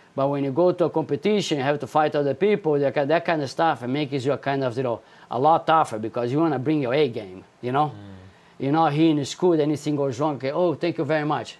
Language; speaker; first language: English; non-native, fluent; Portuguese